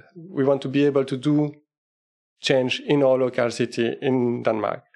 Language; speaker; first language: English; non-native, fluent; French